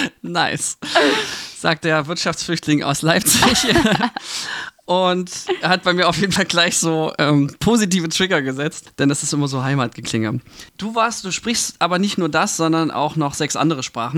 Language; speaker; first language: German; native; German